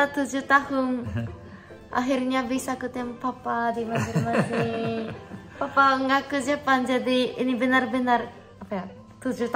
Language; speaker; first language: Indonesian; non-native, fluent; Japanese